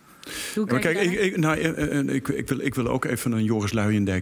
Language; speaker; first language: Dutch; native; Dutch